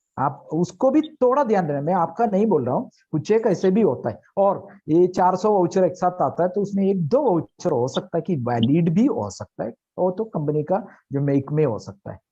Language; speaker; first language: Hindi; non-native, local second language; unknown